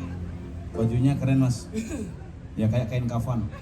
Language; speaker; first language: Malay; non-native, local second language; Balinese